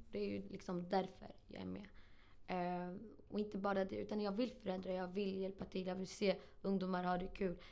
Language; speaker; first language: Swedish; early bilingual, other home language; Arabic